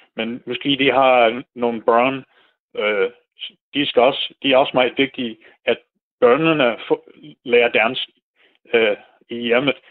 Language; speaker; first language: Danish; non-native, fluent; English